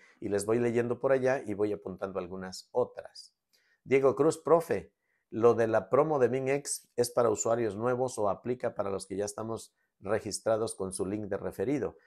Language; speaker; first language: Spanish; native; Spanish